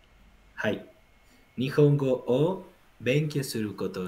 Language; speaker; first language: Japanese; non-native, learner; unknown